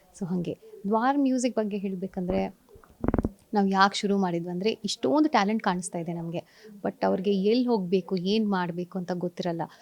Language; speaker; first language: Kannada; non-native, fluent; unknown